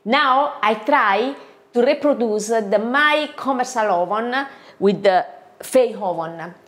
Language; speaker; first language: English; non-native, learner; Italian